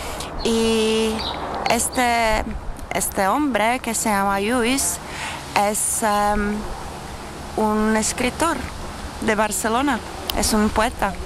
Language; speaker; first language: Spanish; non-native, fluent; Czech